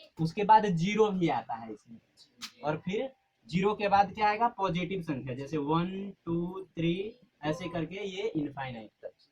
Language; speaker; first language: Hindi; native; Hindi